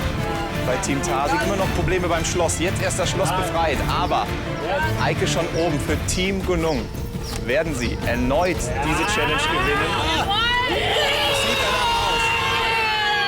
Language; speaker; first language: German; native; German